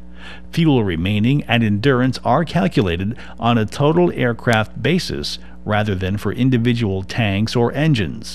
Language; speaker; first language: English; native; English